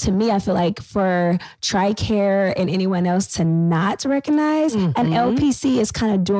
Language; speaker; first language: English; native; English